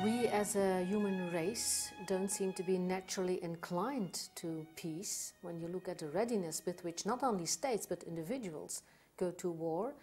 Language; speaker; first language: English; non-native, fluent; Dutch